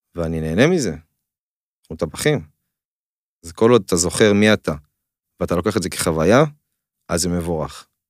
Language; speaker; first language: Hebrew; native; Hebrew